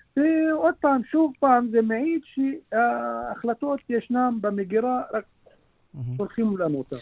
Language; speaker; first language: Hebrew; non-native, local second language; Arabic